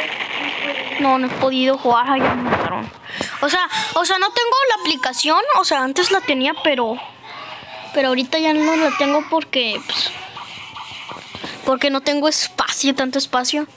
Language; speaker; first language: Spanish; native; Spanish